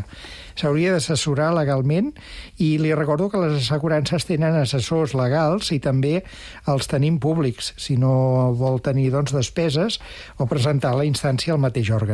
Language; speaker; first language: Catalan; native; Catalan